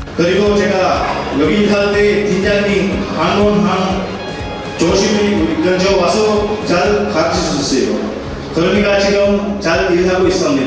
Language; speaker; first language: Korean; non-native, learner; Sinhala